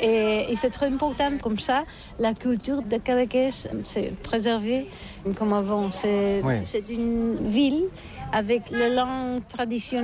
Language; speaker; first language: French; non-native, learner; Catalan